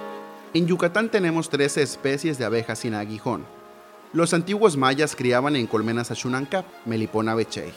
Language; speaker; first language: Spanish; native; Spanish